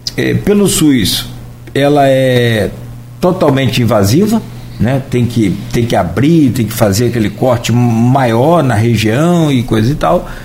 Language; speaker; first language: Portuguese; native; Portuguese